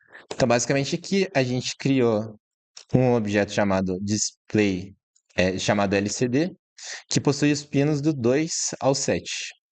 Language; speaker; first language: Portuguese; native; Portuguese